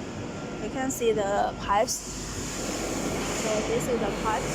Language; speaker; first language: English; non-native, learner; Chinese